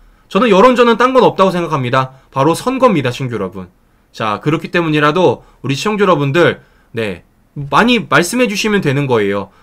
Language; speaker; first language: Korean; native; Korean